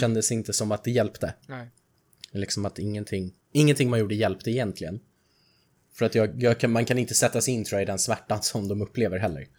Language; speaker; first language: Swedish; native; Swedish